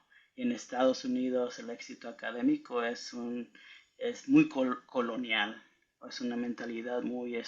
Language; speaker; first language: Spanish; early bilingual, heritage; Spanish